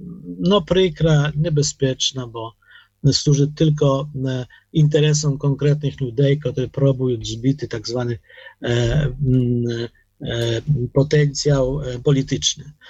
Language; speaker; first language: Polish; non-native, learner; Ukrainian